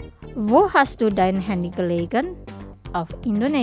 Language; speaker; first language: German; non-native, learner; Indonesian